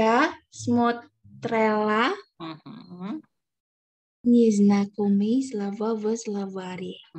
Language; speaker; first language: Russian; non-native, learner; Indonesian